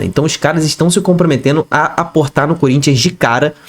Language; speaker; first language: Portuguese; native; Portuguese